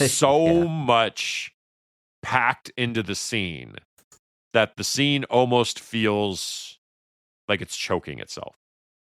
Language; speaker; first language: English; native; English